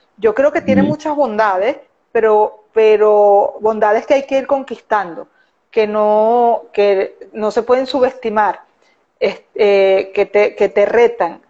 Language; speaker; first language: Spanish; native; Spanish